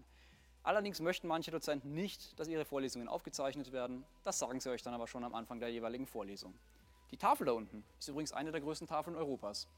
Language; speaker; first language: German; native; German